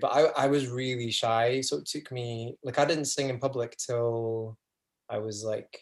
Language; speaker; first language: English; native; English